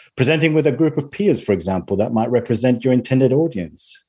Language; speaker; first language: English; non-native, fluent; Spanish